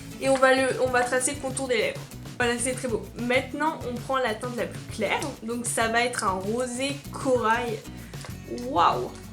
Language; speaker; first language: French; native; French